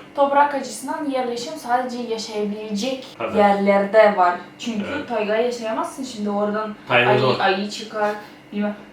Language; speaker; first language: Turkish; non-native, fluent; Ukrainian